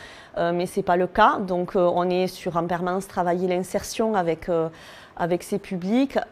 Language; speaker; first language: French; native; French